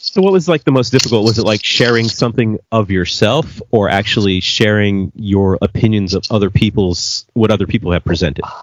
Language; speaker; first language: English; native; English